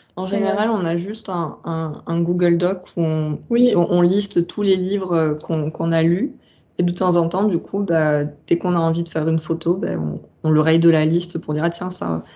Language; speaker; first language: French; native; French